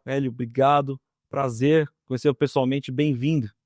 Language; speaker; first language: Portuguese; native; Portuguese